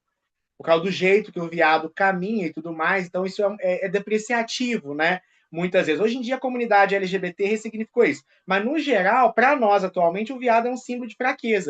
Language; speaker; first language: Portuguese; native; Portuguese